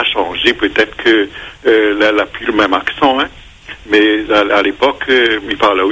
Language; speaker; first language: French; non-native, local second language; Réunion Creole French